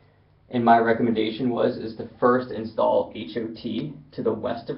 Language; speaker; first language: English; native; English